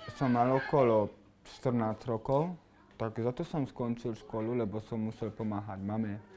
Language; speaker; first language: Slovak; non-native, local second language; Hungarian